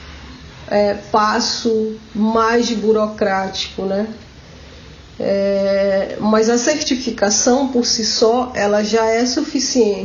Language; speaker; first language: Portuguese; native; Portuguese